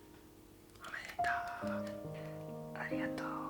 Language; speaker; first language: Japanese; native; Japanese